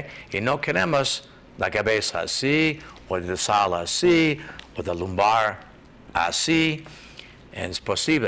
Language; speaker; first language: Spanish; non-native, learner; English